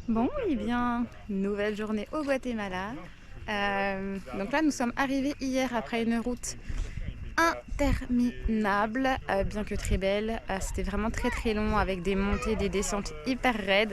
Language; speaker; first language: French; native; French